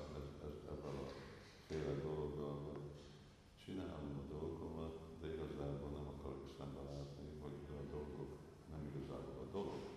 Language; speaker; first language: Hungarian; non-native, fluent; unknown